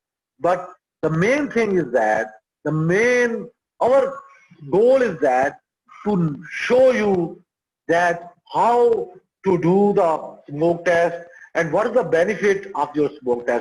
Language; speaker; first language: English; non-native, local second language; Urdu